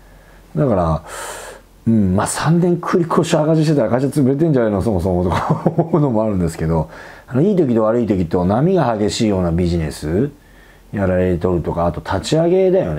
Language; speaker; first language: Japanese; native; Japanese